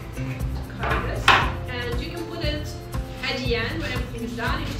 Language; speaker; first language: English; non-native, fluent; Romanian